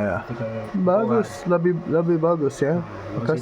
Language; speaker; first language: Indonesian; non-native, learner; English